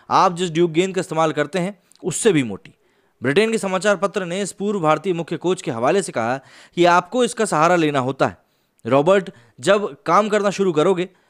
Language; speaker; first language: Hindi; native; Hindi